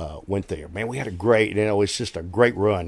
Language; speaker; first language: English; native; English